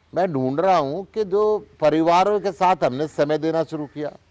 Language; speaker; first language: Hindi; native; Hindi